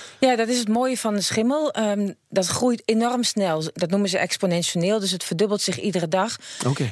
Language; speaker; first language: Dutch; native; Dutch